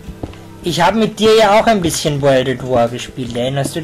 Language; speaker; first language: German; native; German